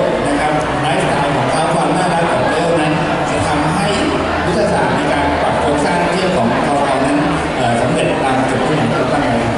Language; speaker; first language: Thai; native; Thai